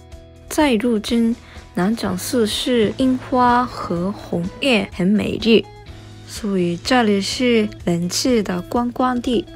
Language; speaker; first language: Chinese; non-native, learner; Japanese